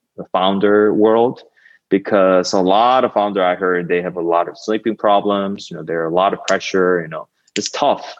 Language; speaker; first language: English; non-native, fluent; Korean